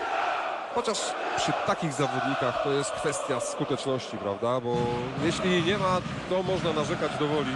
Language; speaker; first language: Polish; native; Polish